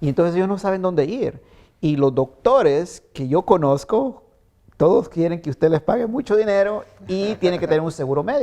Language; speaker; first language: Spanish; native; Spanish